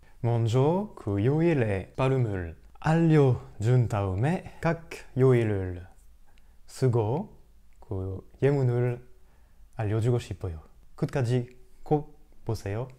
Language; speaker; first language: Korean; non-native, fluent; French